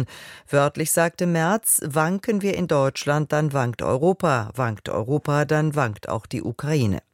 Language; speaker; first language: German; native; German